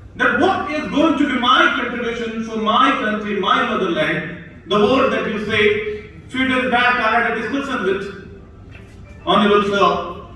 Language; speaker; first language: English; non-native, local second language; Hindi